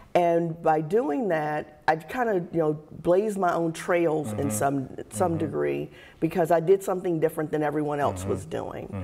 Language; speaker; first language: English; native; English